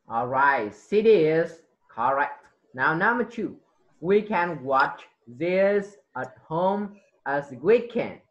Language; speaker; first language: English; non-native, fluent; Vietnamese